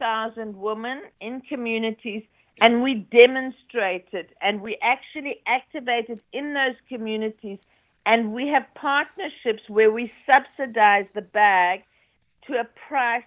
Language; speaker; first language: English; native; English